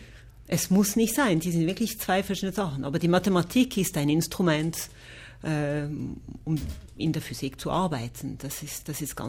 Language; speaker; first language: German; non-native, local second language; French